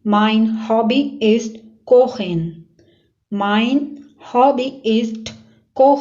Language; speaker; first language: German; non-native, fluent; Urdu